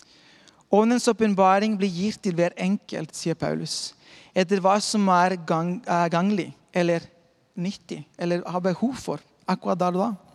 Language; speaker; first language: Norwegian; non-native, fluent; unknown